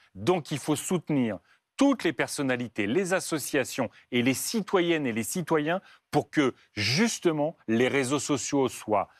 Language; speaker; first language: French; native; French